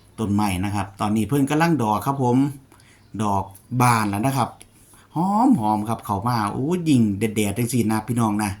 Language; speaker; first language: Thai; non-native, local second language; Lao